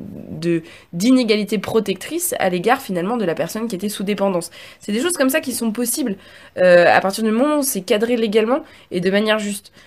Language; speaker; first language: French; native; French